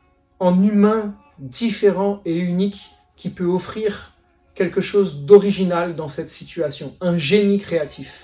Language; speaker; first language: French; native; French